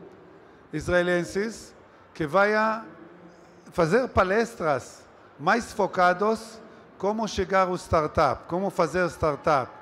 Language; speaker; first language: Portuguese; non-native, learner; Hebrew